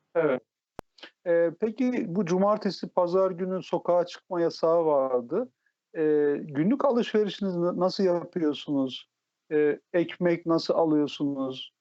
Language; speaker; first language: Turkish; native; Turkish